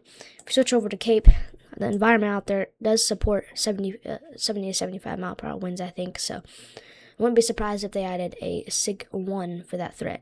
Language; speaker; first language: English; native; English